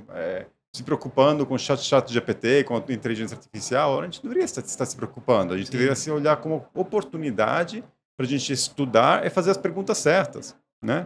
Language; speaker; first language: Portuguese; non-native, fluent; Italian